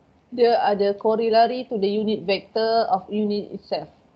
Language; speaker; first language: English; non-native, local second language; Malay